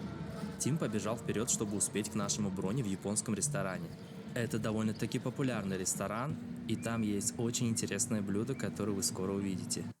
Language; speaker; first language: Russian; native; Russian